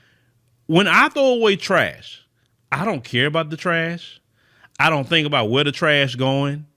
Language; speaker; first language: English; native; English